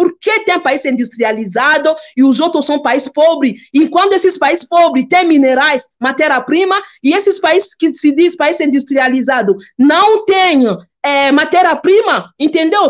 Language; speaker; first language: Portuguese; non-native, fluent; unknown